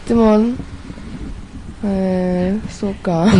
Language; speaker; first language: Japanese; non-native, learner; Chinese